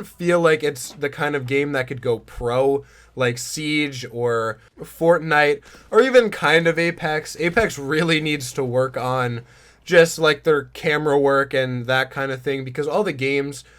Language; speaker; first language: English; native; English